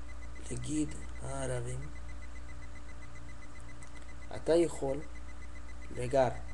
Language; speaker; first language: Hebrew; non-native, learner; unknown